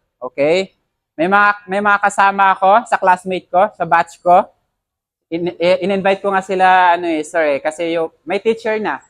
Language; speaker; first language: Filipino; non-native, local second language; Hiligaynon